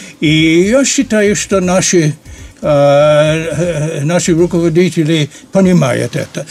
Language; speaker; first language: Russian; non-native, fluent; English